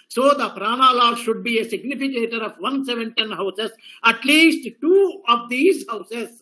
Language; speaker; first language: English; non-native, local second language; Telugu